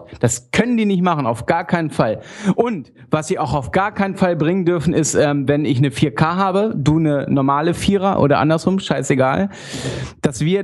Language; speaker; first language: German; native; German